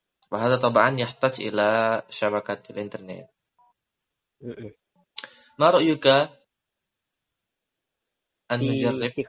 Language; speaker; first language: Arabic; non-native, learner; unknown